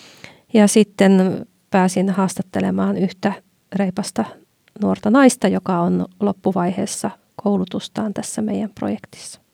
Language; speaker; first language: Finnish; native; Finnish